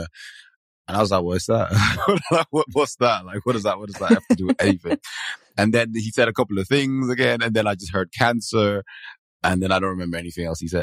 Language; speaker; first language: English; non-native, local second language; Yoruba